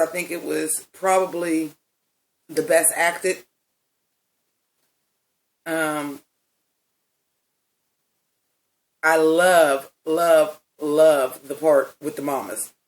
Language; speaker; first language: English; native; English